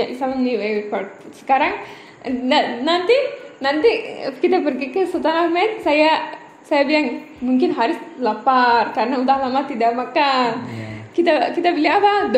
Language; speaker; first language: Indonesian; non-native, learner; Turkish